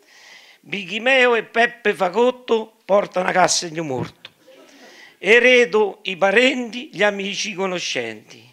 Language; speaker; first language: Italian; native; Italian